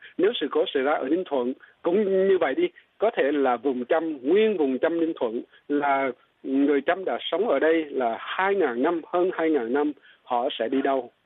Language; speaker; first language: Vietnamese; non-native, local second language; Eastern Cham